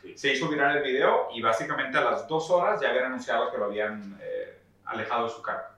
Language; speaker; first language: Spanish; early bilingual, other home language; Portuguese